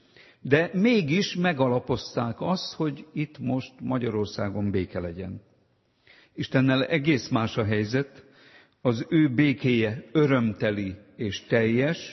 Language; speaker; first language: Hungarian; native; Hungarian